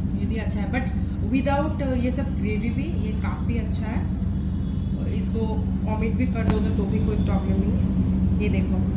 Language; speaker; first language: Hindi; non-native, local second language; Bangla